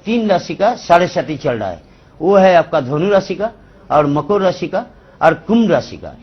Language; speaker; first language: Hindi; non-native, local second language; Bangla